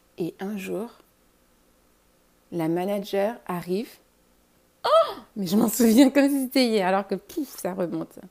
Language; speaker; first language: French; native; French